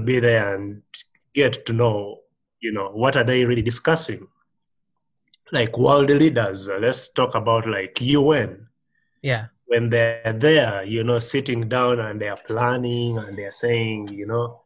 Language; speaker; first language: English; non-native, local second language; Ganda